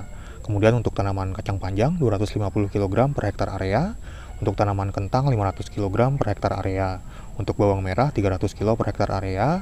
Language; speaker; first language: Indonesian; native; Indonesian